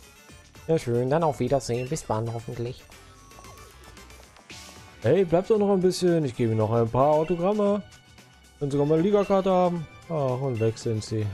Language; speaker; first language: German; native; German